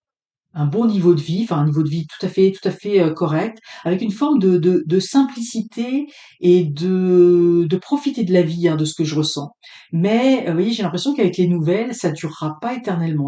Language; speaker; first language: French; native; French